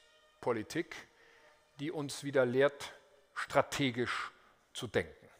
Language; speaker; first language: German; native; German